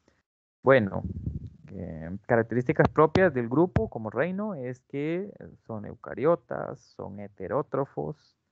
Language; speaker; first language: Spanish; native; Spanish